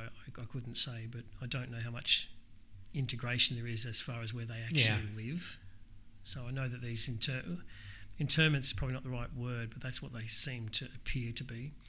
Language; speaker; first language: English; native; English